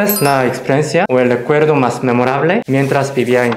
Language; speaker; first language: Spanish; non-native, fluent; Korean